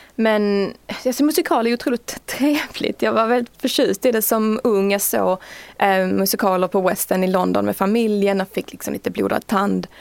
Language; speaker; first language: Swedish; native; Swedish